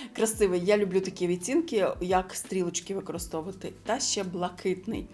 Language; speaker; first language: Ukrainian; non-native, local second language; Russian